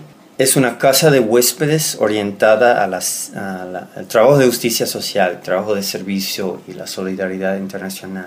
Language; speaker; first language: Spanish; non-native, fluent; English